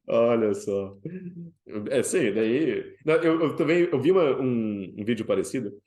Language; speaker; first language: Portuguese; native; Portuguese